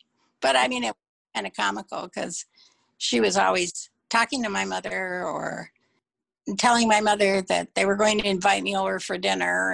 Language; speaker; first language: English; native; English